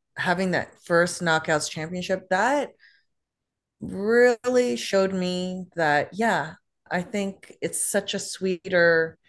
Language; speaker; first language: English; native; English